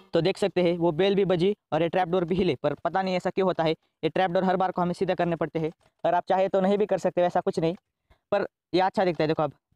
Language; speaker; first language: Hindi; native; Hindi